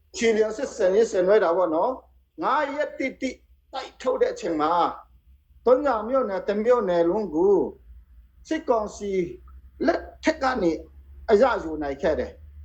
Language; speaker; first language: Burmese; non-native, local second language; Tedim Chin